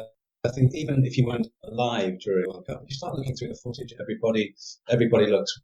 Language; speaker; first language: English; native; English